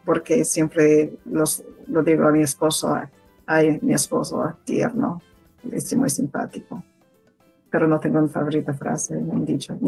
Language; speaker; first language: Spanish; non-native, fluent; English